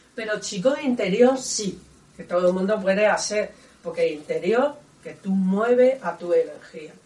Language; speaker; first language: Spanish; non-native, learner; Chinese